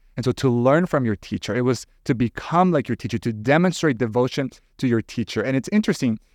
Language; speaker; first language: English; non-native, fluent; Spanish